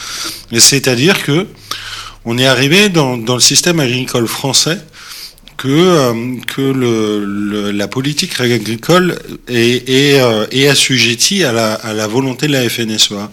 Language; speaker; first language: French; native; French